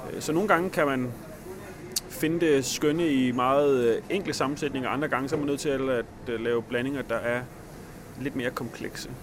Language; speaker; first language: Danish; native; Danish